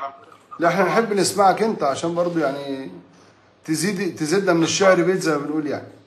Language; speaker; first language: Arabic; native; Arabic